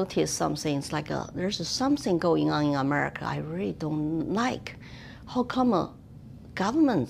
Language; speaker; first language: English; non-native, fluent; Chinese